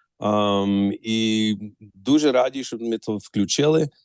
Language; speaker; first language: Ukrainian; early bilingual, heritage; Ukrainian